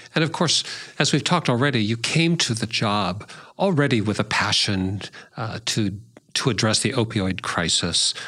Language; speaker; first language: English; native; English